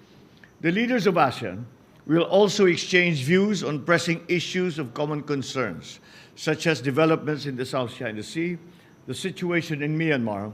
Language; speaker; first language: English; non-native, local second language; Filipino